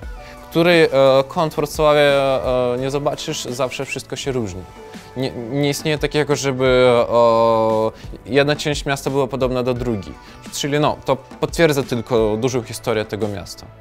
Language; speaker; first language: Polish; non-native, learner; Ukrainian